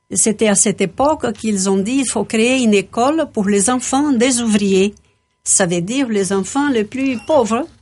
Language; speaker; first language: French; non-native, fluent; Portuguese